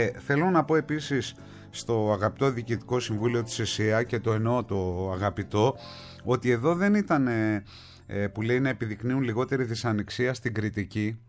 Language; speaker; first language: Greek; native; Greek